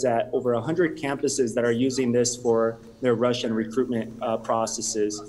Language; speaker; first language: English; native; English